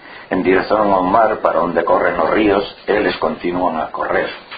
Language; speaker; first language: Galician; non-native, local second language; Spanish